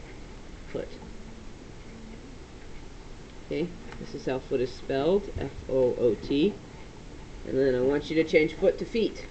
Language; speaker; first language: English; native; English